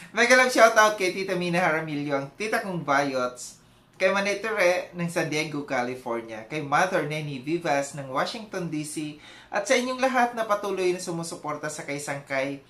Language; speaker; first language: Filipino; non-native, local second language; Cebuano